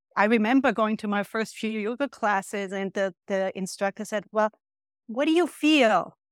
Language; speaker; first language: English; non-native, fluent; German